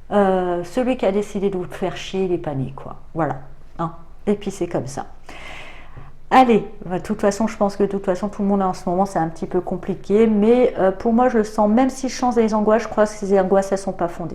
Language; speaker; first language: French; native; French